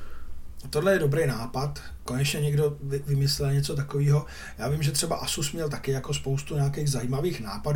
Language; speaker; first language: Czech; native; Czech